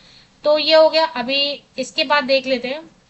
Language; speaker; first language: Hindi; native; Hindi